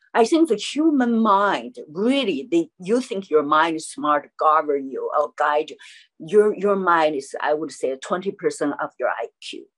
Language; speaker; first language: English; non-native, fluent; Chinese